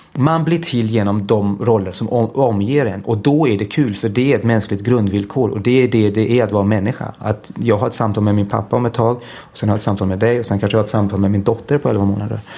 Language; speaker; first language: Swedish; early bilingual, heritage; Swedish